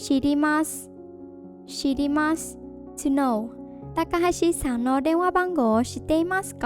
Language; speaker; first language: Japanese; non-native, fluent; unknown